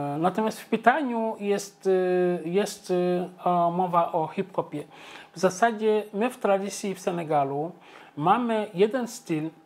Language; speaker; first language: Polish; non-native, fluent; Wolof